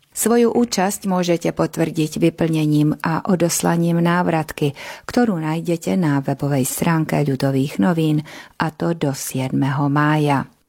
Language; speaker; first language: Slovak; early bilingual, heritage; Slovak